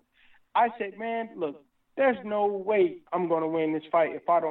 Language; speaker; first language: English; native; English